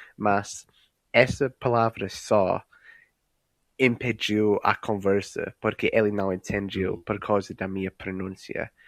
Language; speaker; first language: Portuguese; non-native, fluent; English